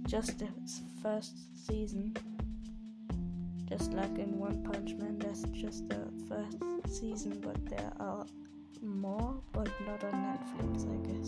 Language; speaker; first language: English; non-native, fluent; German